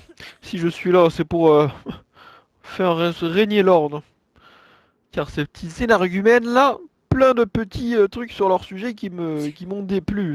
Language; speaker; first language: French; native; French